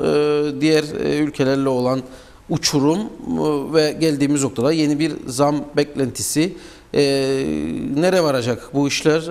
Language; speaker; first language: Turkish; native; Turkish